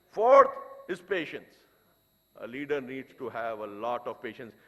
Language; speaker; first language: English; non-native, local second language; Urdu